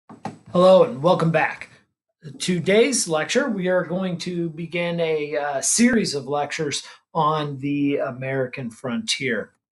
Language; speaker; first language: English; native; English